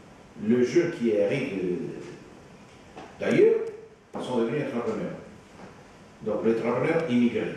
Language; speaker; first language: French; non-native, fluent; Italian